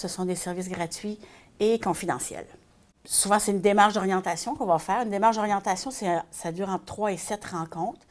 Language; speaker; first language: French; native; French